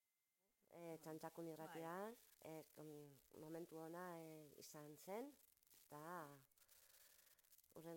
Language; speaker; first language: Basque; non-native, local second language; Spanish